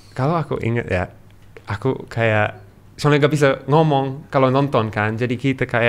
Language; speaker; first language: Indonesian; non-native, learner; English